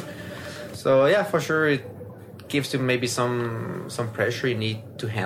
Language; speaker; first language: English; non-native, fluent; French